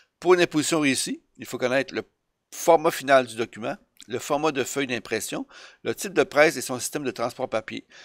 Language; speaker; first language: French; native; French